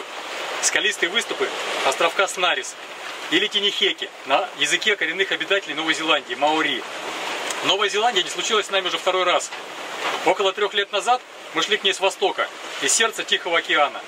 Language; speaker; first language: Russian; native; Russian